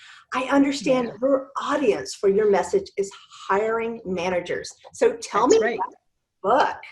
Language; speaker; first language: English; native; English